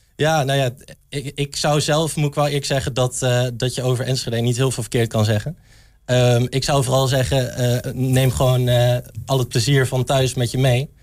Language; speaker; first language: Dutch; native; Dutch